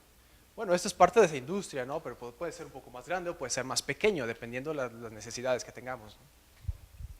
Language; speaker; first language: Spanish; native; Spanish